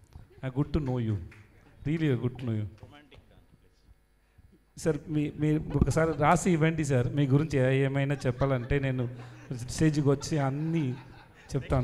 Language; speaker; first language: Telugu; non-native, learner; Tamil